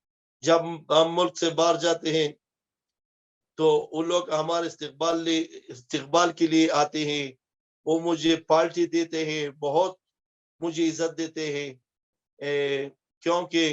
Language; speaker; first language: Hindi; non-native, fluent; Pashto